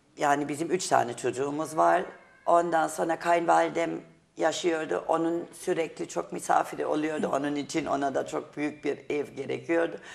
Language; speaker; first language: Turkish; non-native, fluent; German